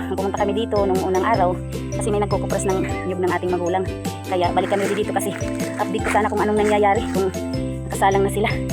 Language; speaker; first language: Filipino; non-native, local second language; Waray